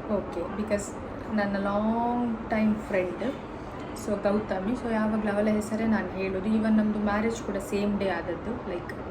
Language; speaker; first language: Kannada; non-native, local second language; Tulu